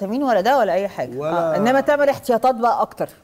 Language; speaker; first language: Arabic; native; Arabic